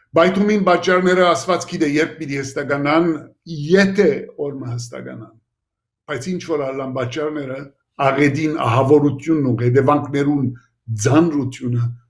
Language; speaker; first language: Armenian; early bilingual, heritage; Armenian